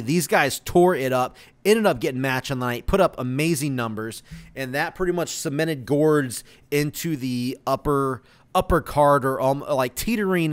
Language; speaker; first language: English; native; English